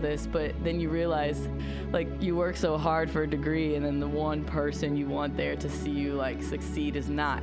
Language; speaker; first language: English; native; English